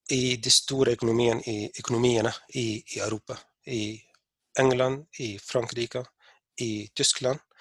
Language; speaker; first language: Norwegian; non-native, fluent; Arabic